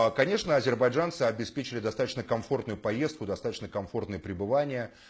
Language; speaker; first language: Russian; native; Russian